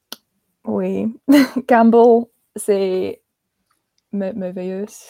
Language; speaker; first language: French; non-native, learner; English